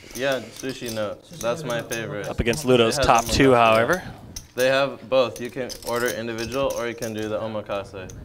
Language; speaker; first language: English; native; English